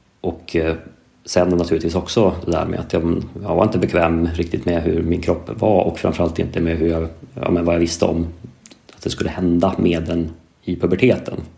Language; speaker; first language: Swedish; native; Swedish